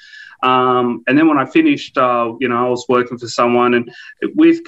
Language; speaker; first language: English; native; English